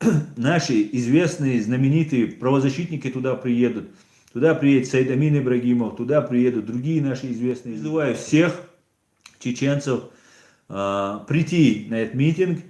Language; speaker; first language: Russian; non-native, local second language; Chechen